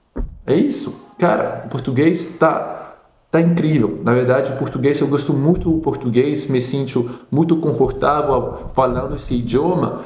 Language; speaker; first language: Portuguese; non-native, fluent; French